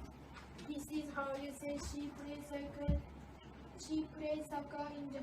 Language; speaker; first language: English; non-native, learner; Japanese